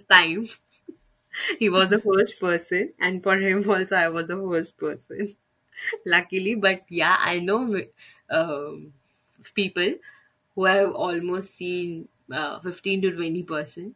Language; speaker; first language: English; non-native, local second language; Hindi